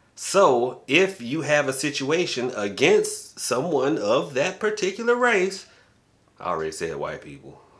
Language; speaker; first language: English; native; English